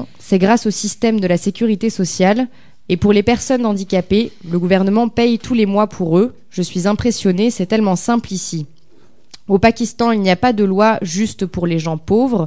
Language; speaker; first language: French; native; French